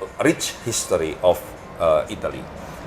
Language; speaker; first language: English; non-native, learner; Indonesian